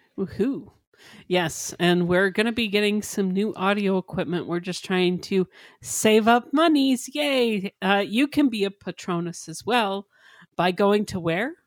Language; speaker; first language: English; native; English